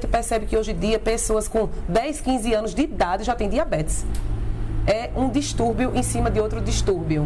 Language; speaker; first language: Portuguese; native; Portuguese